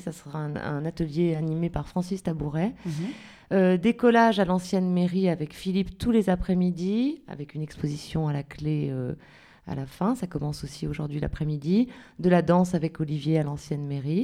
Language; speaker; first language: French; native; French